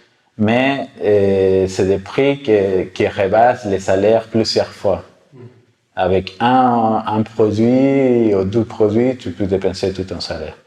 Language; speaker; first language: French; non-native, fluent; Spanish